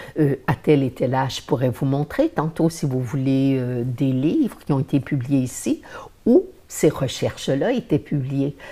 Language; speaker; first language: French; native; French